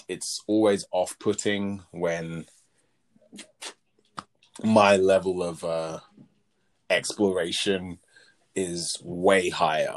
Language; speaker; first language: English; native; English